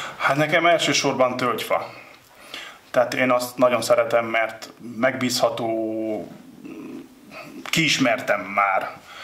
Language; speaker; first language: Hungarian; native; Hungarian